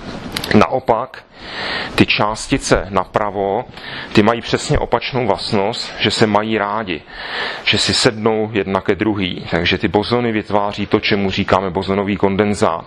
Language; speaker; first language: Czech; native; Czech